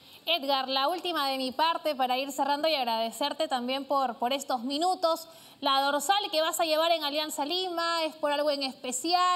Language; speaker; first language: Spanish; native; Spanish